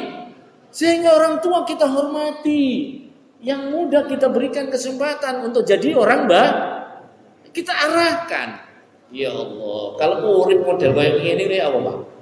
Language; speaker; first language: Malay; non-native, local second language; Javanese